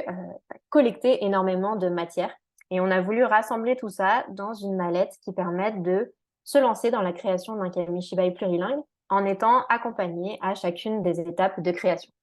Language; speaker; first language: French; native; French